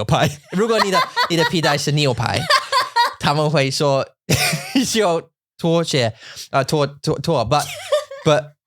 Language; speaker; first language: Chinese; non-native, learner; English